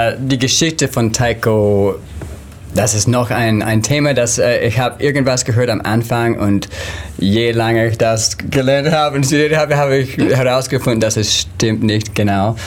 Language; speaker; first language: German; non-native, learner; English